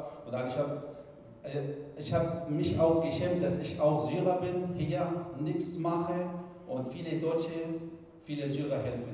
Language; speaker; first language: German; non-native, fluent; Arabic